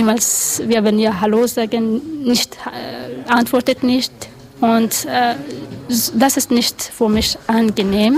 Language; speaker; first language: German; non-native, learner; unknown